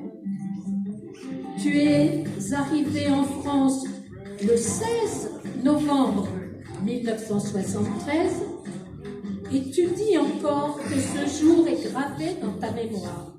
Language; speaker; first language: French; native; French